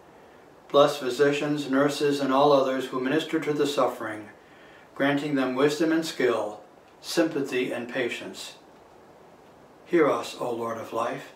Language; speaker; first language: English; native; English